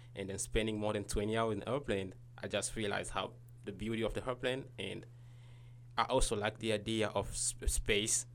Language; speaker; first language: English; non-native, learner; Lingala